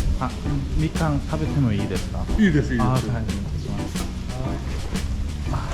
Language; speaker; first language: Japanese; non-native, learner; Korean